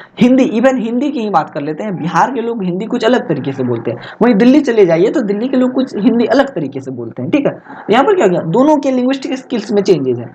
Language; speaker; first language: Hindi; native; Hindi